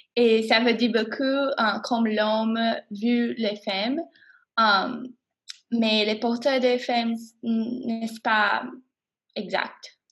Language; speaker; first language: French; non-native, learner; English